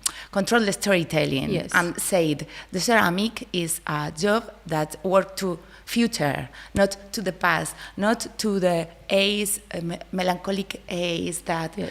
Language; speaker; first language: English; non-native, learner; Spanish